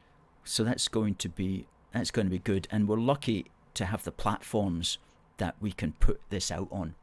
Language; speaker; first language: English; native; English